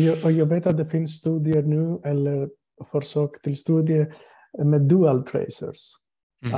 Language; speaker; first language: Swedish; non-native, fluent; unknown